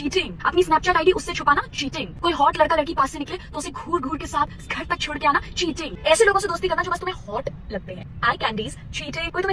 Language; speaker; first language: Hindi; native; Hindi